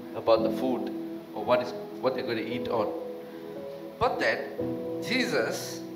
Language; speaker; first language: English; non-native, local second language; Tamil